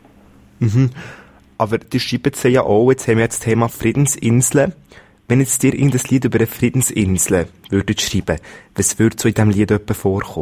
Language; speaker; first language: German; native; German